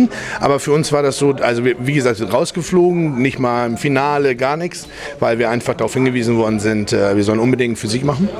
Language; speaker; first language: German; native; German